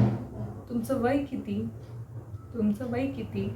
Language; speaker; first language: Marathi; non-native, local second language; Kannada